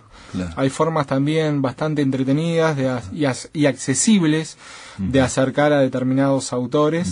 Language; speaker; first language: Spanish; native; Spanish